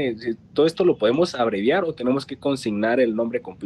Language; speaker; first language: Spanish; native; Spanish